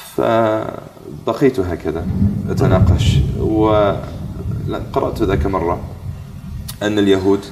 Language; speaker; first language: Arabic; non-native, fluent; English